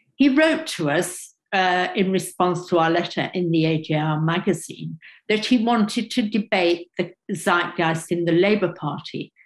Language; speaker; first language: English; native; English